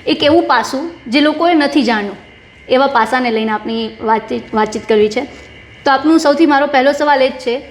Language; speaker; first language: Gujarati; native; Gujarati